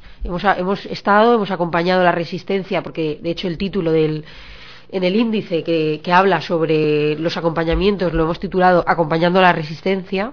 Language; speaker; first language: Spanish; native; Spanish